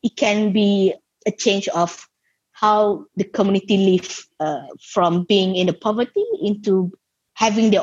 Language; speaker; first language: English; non-native, local second language; Malay